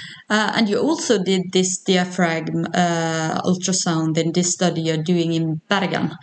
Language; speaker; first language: English; non-native, fluent; Norwegian